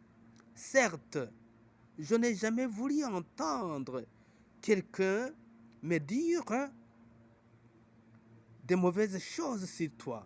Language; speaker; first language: French; non-native, local second language; Rundi